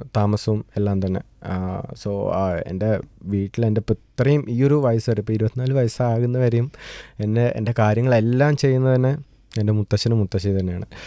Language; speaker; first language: Malayalam; native; Malayalam